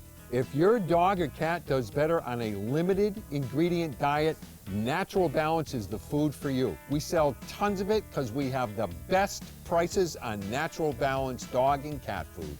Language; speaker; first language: English; native; English